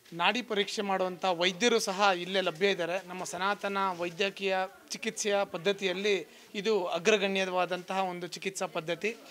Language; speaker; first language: Kannada; native; Kannada